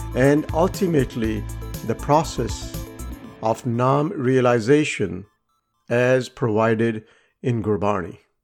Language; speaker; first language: English; non-native, local second language; Punjabi